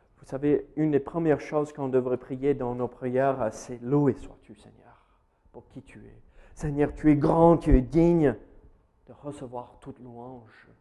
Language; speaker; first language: French; non-native, fluent; English